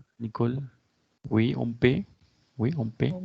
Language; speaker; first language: French; non-native, fluent; Spanish